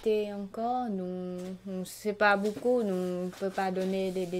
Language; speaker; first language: French; non-native, learner; Khmer